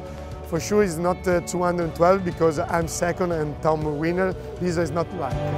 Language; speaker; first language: English; non-native, learner; Italian